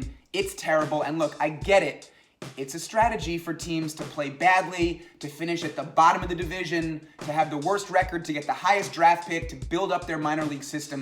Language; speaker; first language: English; native; English